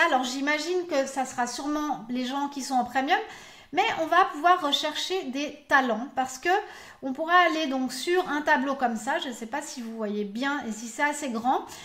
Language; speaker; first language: French; native; French